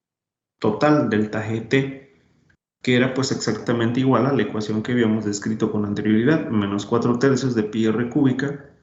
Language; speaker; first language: Spanish; native; Spanish